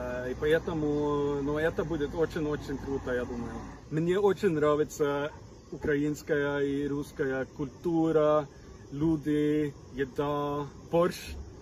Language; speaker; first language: Russian; non-native, learner; Norwegian